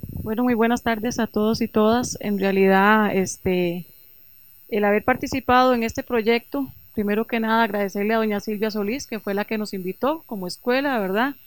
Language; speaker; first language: Spanish; native; Spanish